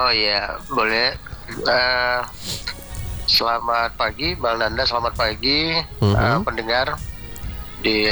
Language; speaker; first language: Indonesian; native; Indonesian